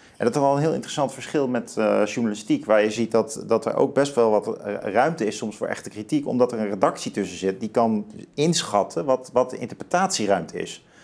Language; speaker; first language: Dutch; native; Dutch